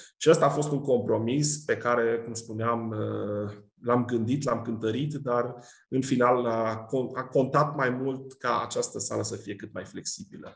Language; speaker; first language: Romanian; native; Romanian